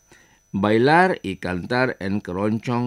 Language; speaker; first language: Spanish; non-native, fluent; Indonesian